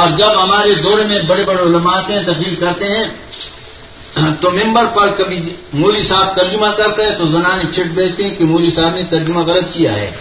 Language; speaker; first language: Urdu; non-native, local second language; Pashto